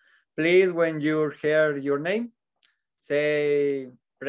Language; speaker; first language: English; non-native, learner; Spanish